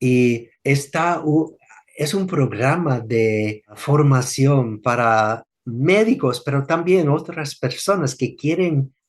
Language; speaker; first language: Spanish; non-native, fluent; English